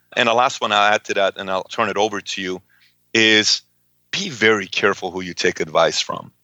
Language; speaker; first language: English; early bilingual, other home language; Persian